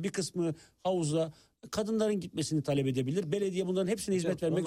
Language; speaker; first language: Turkish; native; Turkish